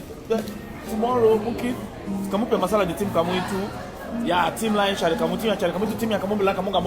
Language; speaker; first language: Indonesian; non-native, fluent; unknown